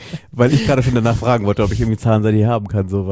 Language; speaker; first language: German; native; German